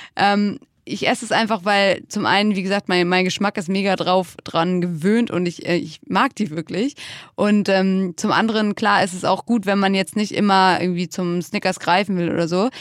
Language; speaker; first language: German; native; German